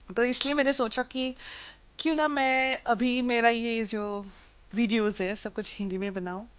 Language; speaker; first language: Hindi; non-native, local second language; Assamese